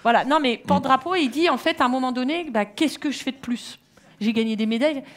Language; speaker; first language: French; native; French